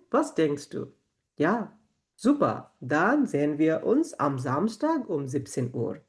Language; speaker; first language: German; non-native, fluent; Bangla